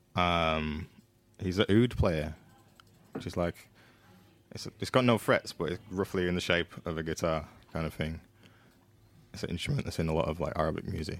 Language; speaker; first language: English; native; English